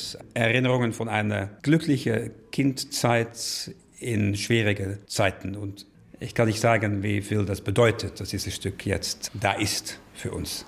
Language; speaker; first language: German; non-native, fluent; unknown